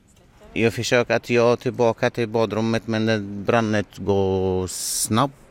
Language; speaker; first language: Swedish; non-native, learner; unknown